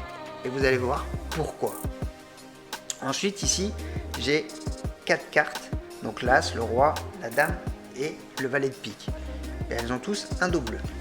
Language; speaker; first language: French; native; French